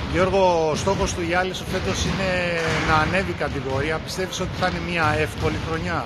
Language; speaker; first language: Greek; native; Greek